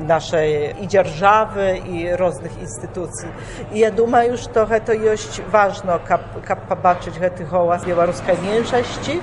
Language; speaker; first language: Belarusian; early bilingual, heritage; Belarusian